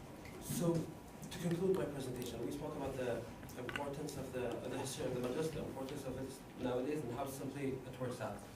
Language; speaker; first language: English; non-native, fluent; Arabic